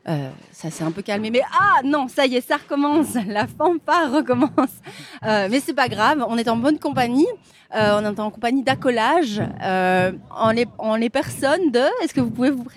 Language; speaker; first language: French; native; French